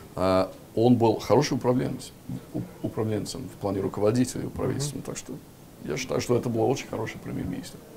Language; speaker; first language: Russian; non-native, fluent; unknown